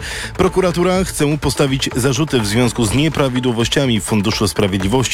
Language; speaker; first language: Polish; native; Polish